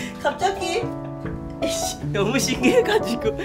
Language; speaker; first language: Korean; non-native, learner; Chinese